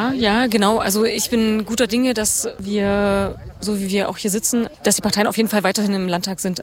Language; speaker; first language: German; native; German